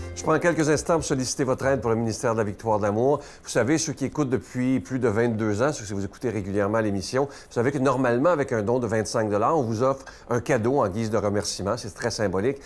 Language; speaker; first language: French; native; French